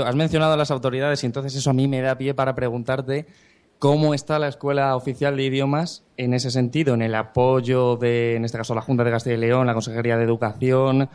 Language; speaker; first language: Spanish; native; Spanish